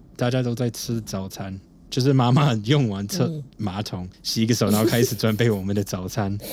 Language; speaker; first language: Chinese; non-native, fluent; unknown